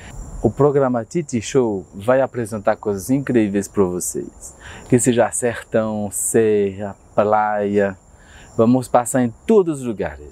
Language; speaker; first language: Portuguese; non-native, fluent; French